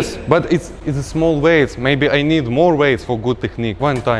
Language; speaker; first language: English; non-native, learner; Russian